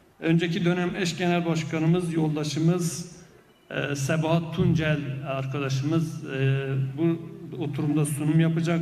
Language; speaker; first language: Turkish; non-native, local second language; Kurdish